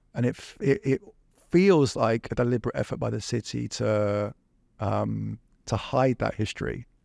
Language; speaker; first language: English; native; English